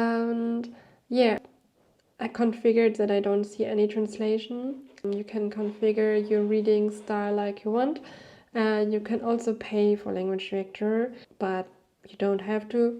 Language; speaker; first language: English; non-native, fluent; German